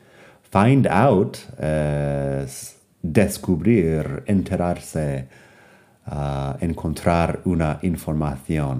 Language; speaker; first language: Spanish; non-native, fluent; English